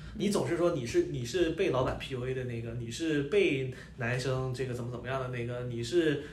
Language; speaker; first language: Chinese; native; Chinese